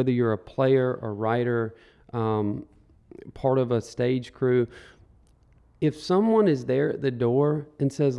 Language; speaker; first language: English; native; English